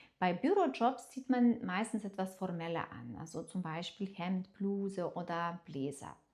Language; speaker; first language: German; non-native, fluent; Lithuanian